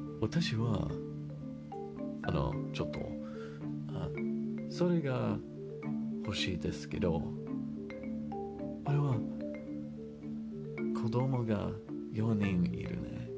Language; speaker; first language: Japanese; non-native, learner; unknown